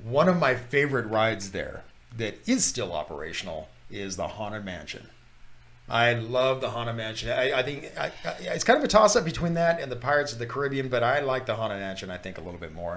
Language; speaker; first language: English; native; English